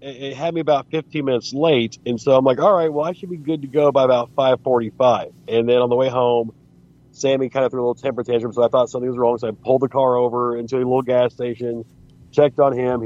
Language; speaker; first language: English; native; English